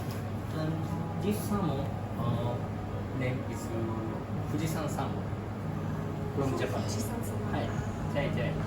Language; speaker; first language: English; non-native, learner; Japanese